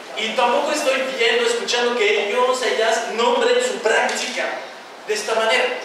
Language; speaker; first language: Spanish; non-native, fluent; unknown